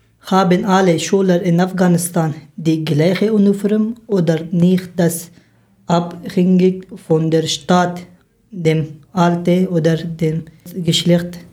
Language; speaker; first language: German; non-native, learner; Persian